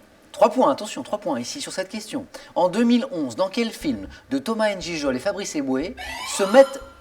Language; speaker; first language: French; native; French